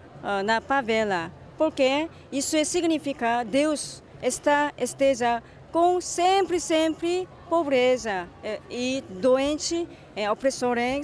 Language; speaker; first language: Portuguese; non-native, learner; Italian